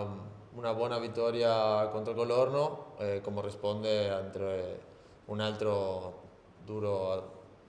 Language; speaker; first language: Italian; non-native, learner; Spanish